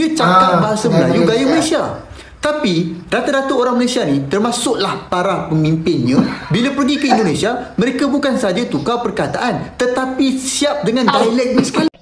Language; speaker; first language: Malay; native; Malay